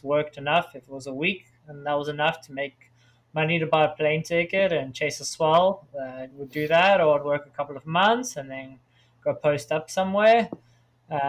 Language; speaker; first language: English; native; English